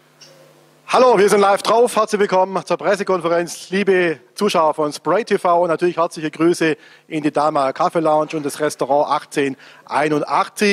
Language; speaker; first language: German; native; German